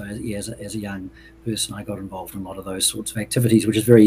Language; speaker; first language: English; native; English